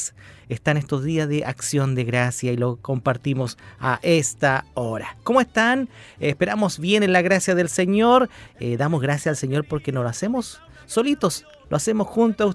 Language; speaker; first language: Spanish; native; Spanish